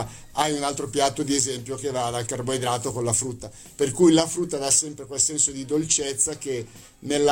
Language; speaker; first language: Italian; native; Italian